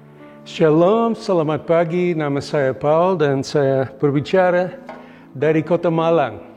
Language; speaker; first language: Indonesian; non-native, local second language; English